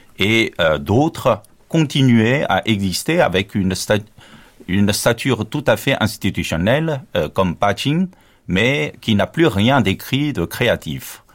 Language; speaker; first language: French; non-native, fluent; Chinese